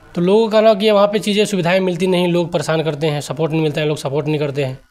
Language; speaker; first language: Hindi; native; Hindi